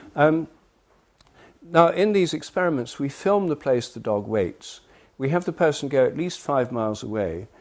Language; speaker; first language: English; native; English